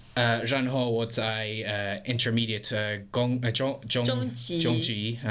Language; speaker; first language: Chinese; non-native, learner; English